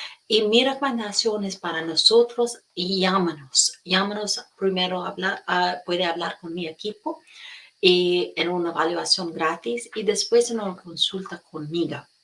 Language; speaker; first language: Spanish; non-native, fluent; English